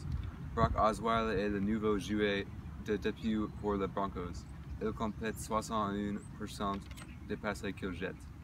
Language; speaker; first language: French; non-native, learner; English